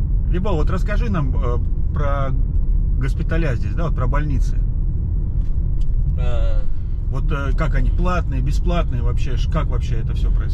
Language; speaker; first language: Russian; native; Russian